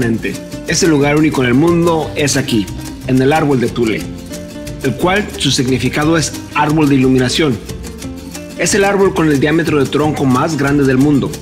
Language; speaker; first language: Spanish; native; Spanish